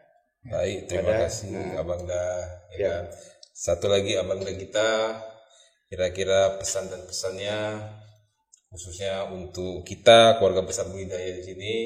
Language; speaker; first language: Indonesian; native; Indonesian